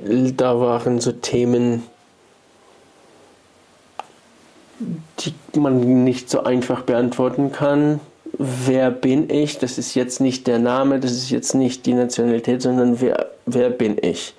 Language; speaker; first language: German; non-native, fluent; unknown